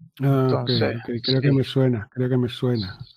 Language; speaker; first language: Spanish; native; Spanish